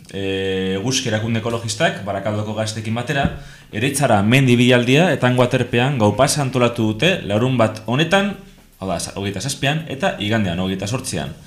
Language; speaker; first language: Basque; native; Basque